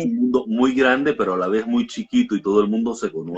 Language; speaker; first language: Spanish; native; Spanish